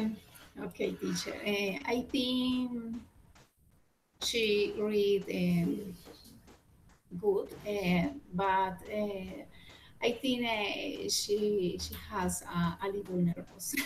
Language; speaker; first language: English; non-native, learner; Spanish